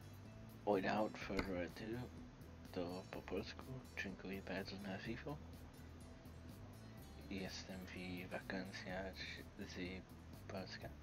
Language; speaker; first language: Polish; non-native, learner; English